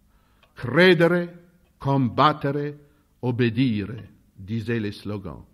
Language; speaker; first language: French; non-native, fluent; Russian